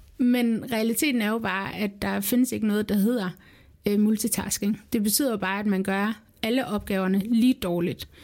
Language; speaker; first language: Danish; early bilingual, other home language; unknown